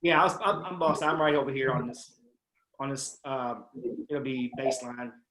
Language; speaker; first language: English; native; English